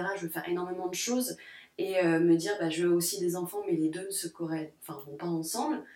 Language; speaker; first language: French; native; French